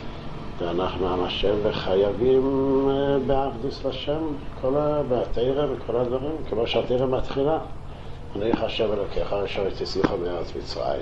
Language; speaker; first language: Hebrew; non-native, local second language; Yiddish